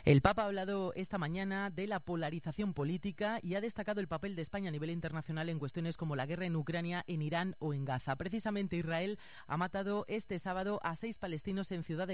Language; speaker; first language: Spanish; native; Spanish